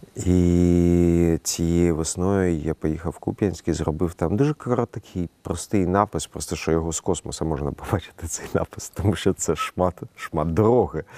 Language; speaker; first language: Ukrainian; non-native, local second language; Russian